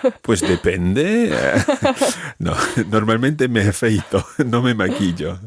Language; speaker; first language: Spanish; non-native, fluent; English